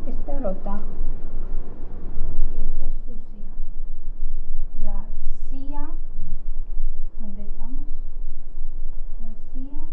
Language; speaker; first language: Spanish; non-native, local second language; Catalan